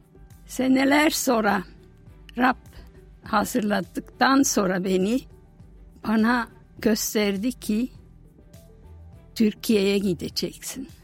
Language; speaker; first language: Turkish; non-native, fluent; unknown